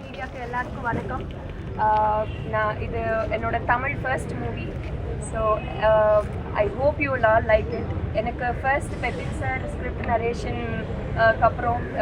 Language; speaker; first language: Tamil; non-native, learner; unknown